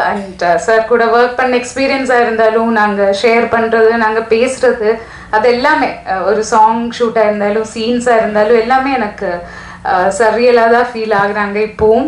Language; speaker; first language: Tamil; non-native, fluent; Malayalam